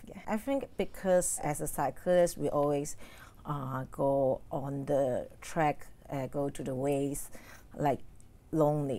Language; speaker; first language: English; non-native, learner; Cantonese